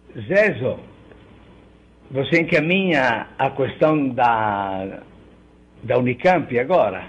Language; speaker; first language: Portuguese; non-native, fluent; Italian